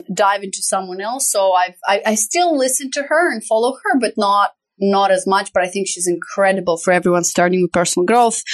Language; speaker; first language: English; non-native, fluent; Romanian